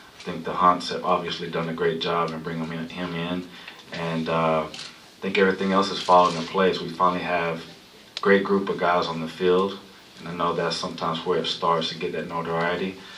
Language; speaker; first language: English; early bilingual, other home language; Spanish